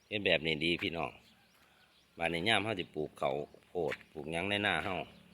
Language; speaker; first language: Thai; native; Thai